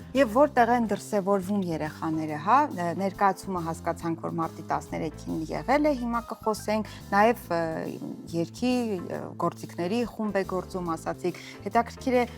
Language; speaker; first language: Armenian; native; Armenian